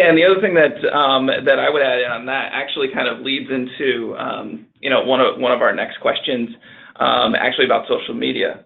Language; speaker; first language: English; native; English